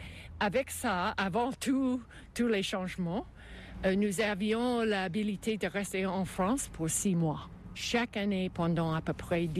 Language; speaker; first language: French; non-native, fluent; English